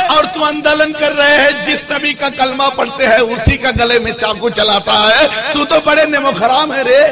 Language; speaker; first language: Hindi; non-native, local second language; Bangla